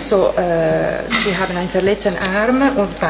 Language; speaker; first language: German; non-native, fluent; Italian